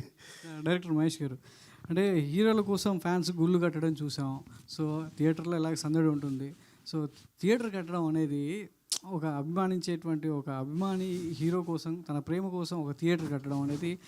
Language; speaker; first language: Telugu; native; Telugu